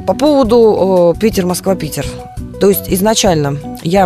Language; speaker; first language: Russian; native; Russian